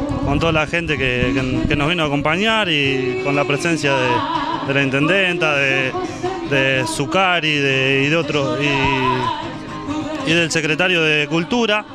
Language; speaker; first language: Spanish; native; Spanish